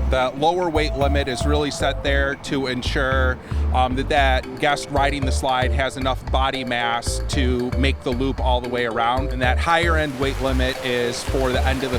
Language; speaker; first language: English; native; English